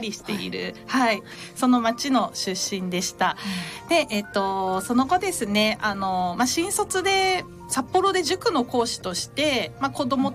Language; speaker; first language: Japanese; native; Japanese